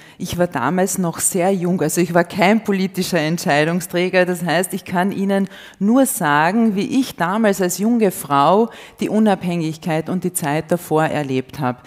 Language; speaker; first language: German; non-native, local second language; Slovenian